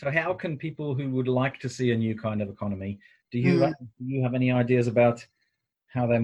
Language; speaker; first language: English; native; English